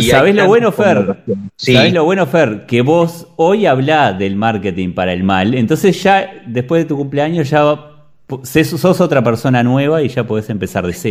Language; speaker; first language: Spanish; native; Spanish